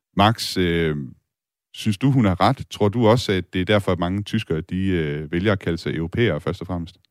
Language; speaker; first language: Danish; native; Danish